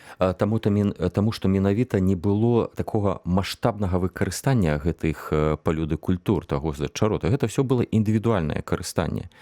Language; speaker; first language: Belarusian; non-native, local second language; Russian